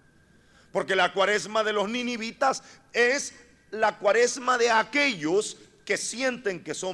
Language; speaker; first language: Spanish; native; Spanish